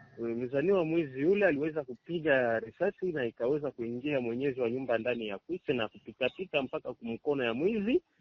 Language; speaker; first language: Swahili; native; Swahili